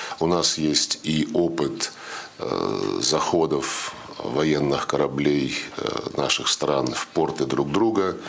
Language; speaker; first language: Russian; native; Russian